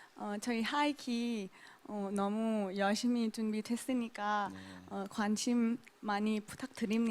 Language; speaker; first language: Korean; non-native, local second language; Thai